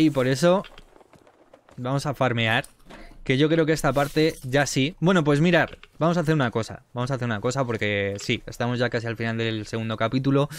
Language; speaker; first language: Spanish; native; Spanish